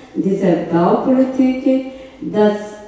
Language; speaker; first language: German; non-native, learner; Portuguese